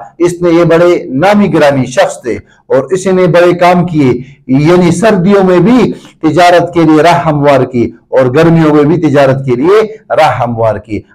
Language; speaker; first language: Urdu; non-native, local second language; Pashto